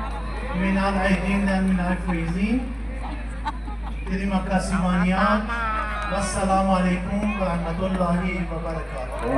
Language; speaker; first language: Indonesian; non-native, learner; Persian